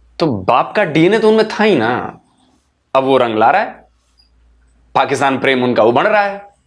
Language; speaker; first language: Hindi; native; Hindi